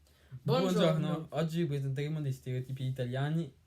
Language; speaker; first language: Italian; non-native, learner; French